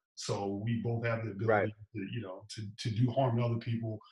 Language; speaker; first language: English; native; English